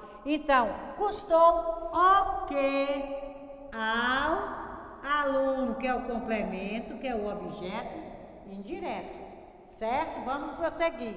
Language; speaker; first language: Portuguese; native; Portuguese